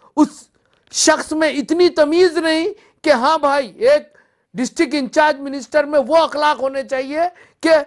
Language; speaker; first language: Hindi; non-native, local second language; Urdu